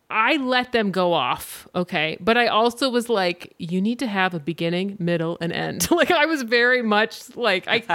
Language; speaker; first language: English; native; English